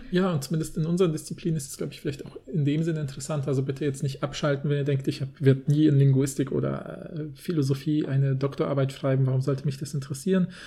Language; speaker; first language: German; native; German